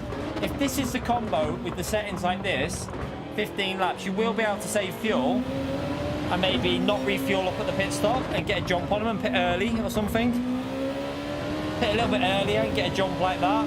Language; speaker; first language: English; native; English